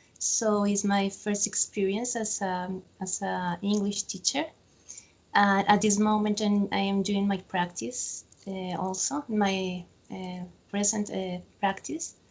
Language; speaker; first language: English; non-native, fluent; Spanish